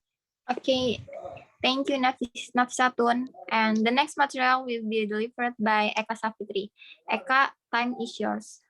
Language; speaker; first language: English; non-native, fluent; Indonesian